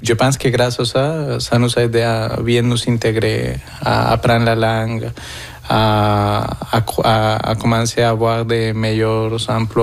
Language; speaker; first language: French; non-native, fluent; Spanish